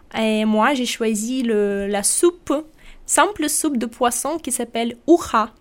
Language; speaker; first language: French; non-native, fluent; Russian